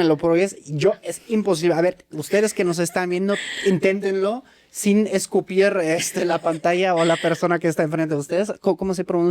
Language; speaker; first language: Spanish; native; Spanish